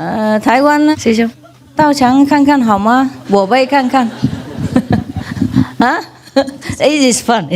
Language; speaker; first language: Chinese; non-native, fluent; Vietnamese